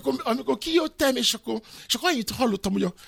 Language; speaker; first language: Hungarian; non-native, fluent; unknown